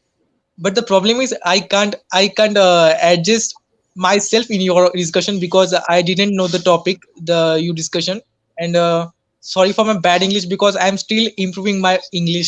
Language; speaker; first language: English; non-native, learner; Hindi